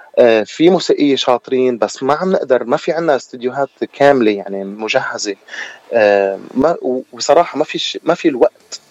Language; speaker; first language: Arabic; native; Arabic